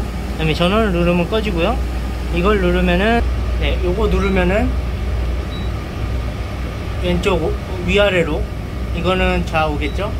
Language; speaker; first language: Korean; native; Korean